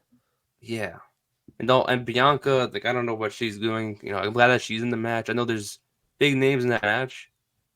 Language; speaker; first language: English; native; English